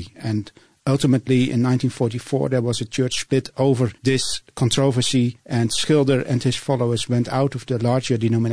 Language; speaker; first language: English; non-native, fluent; Dutch